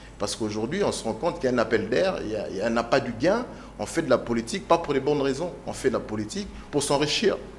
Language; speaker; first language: French; non-native, local second language; Lingala